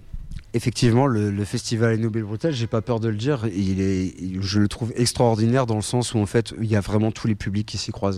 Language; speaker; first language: French; native; French